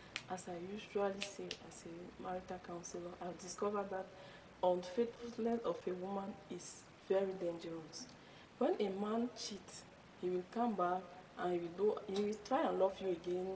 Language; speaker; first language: English; non-native, local second language; French